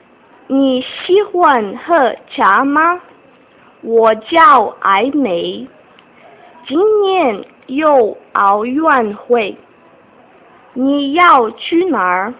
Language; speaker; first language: Chinese; non-native, learner; Portuguese